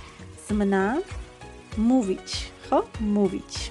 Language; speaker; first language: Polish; non-native, fluent; Georgian